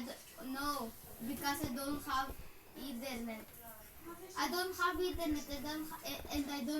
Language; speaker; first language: English; non-native, learner; Greek